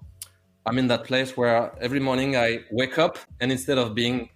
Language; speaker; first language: English; non-native, fluent; French